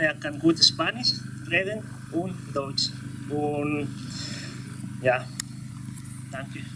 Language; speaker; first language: German; non-native, learner; Spanish